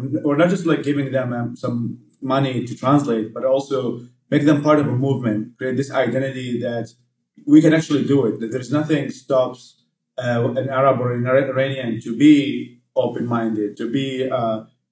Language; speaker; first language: English; non-native, fluent; Arabic